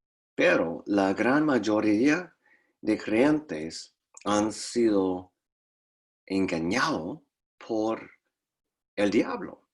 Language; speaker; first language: Spanish; non-native, fluent; English